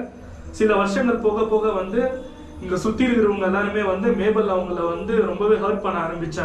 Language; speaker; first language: Tamil; native; Tamil